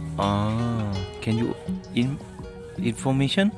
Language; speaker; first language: English; non-native, learner; Thai